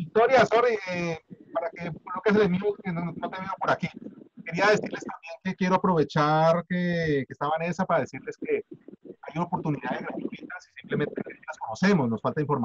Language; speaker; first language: Spanish; native; Spanish